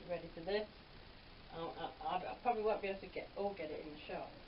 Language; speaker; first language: English; native; English